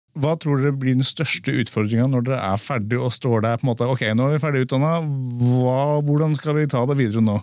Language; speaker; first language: Norwegian; native; Norwegian